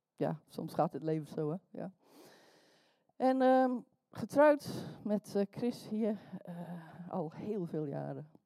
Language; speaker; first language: Dutch; non-native, fluent; English